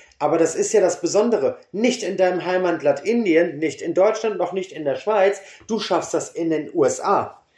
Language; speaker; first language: German; native; German